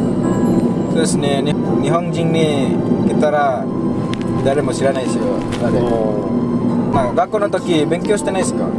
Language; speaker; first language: Japanese; non-native, fluent; Indonesian